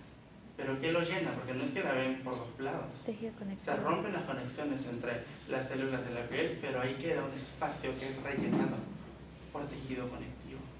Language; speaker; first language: Spanish; native; Spanish